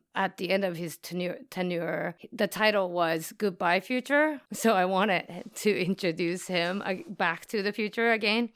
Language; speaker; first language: English; non-native, fluent; Japanese